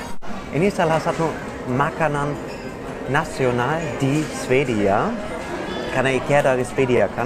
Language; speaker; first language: Indonesian; non-native, fluent; German